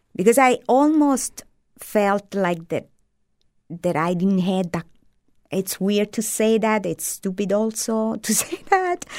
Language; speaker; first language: English; non-native, fluent; Italian